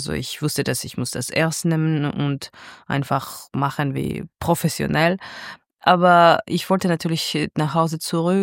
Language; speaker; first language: German; non-native, fluent; Georgian